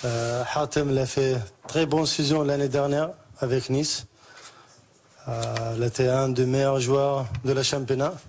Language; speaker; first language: French; non-native, learner; Arabic